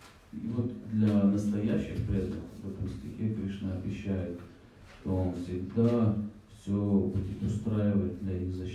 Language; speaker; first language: Russian; native; Russian